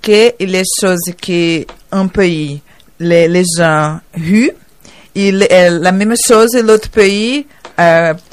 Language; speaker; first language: French; non-native, learner; Portuguese